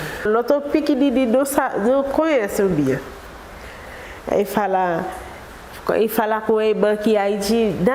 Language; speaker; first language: Portuguese; non-native, learner; Haitian Creole